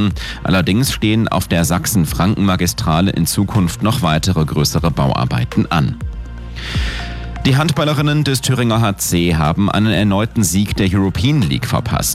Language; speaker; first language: German; native; German